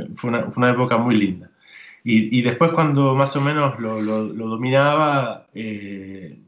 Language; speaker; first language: Spanish; native; Spanish